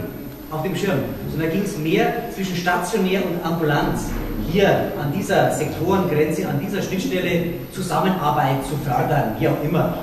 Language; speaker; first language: German; native; German